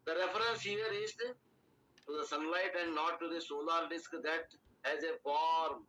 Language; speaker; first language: English; non-native, local second language; Kannada